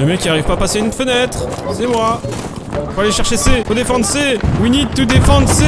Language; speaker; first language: French; native; French